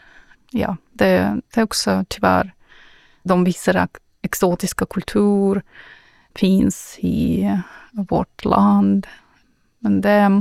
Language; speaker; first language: Swedish; non-native, learner; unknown